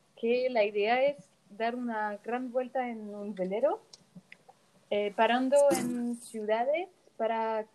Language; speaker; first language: Spanish; non-native, fluent; French